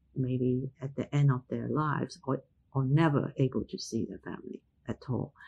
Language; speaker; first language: English; non-native, local second language; Cantonese